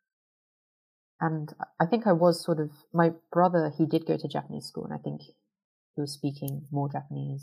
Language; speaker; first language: English; native; English